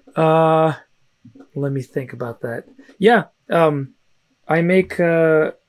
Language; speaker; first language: English; early bilingual, other home language; Russian